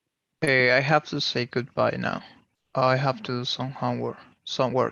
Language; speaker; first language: English; non-native, learner; Portuguese